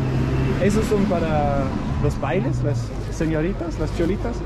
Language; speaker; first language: Spanish; non-native, learner; Danish